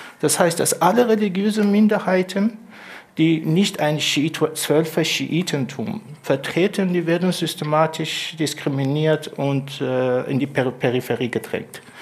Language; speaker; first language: German; non-native, fluent; Persian